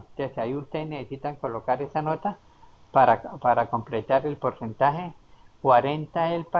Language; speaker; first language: Spanish; native; Spanish